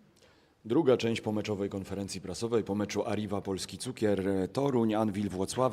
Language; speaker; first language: Polish; native; Polish